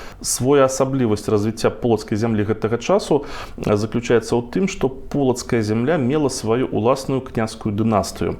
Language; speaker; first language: Belarusian; non-native, local second language; Russian